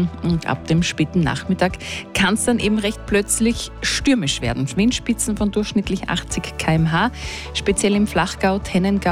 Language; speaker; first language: German; native; German